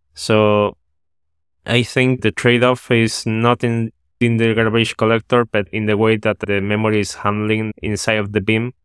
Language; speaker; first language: English; non-native, fluent; Spanish